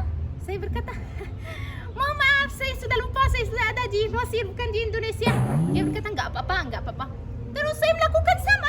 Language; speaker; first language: Indonesian; non-native, learner; Arabic